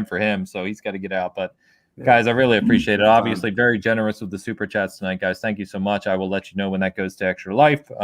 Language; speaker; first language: English; native; English